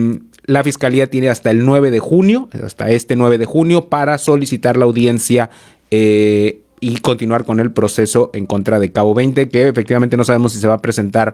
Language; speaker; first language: Spanish; native; Spanish